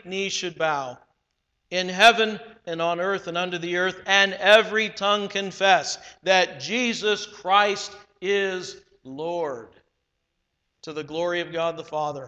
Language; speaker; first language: English; native; English